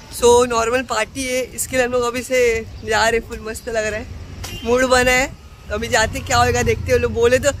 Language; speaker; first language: Hindi; native; Hindi